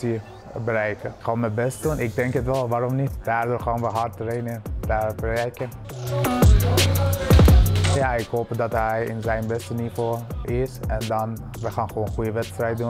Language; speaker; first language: Dutch; early bilingual, other home language; Persian